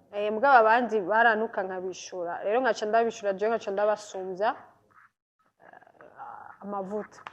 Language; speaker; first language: Rundi; native; Rundi